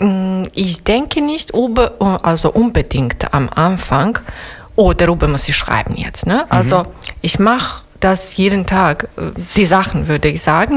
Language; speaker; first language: German; non-native, fluent; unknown